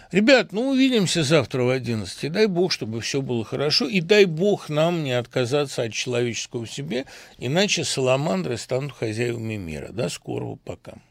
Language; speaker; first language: Russian; native; Russian